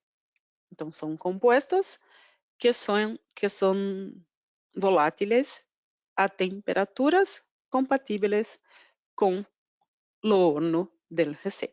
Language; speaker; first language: Spanish; non-native, fluent; Portuguese